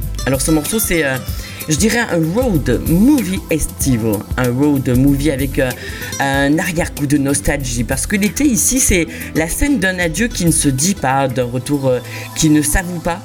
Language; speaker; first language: French; native; French